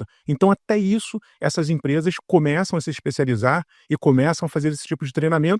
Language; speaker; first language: Portuguese; native; Portuguese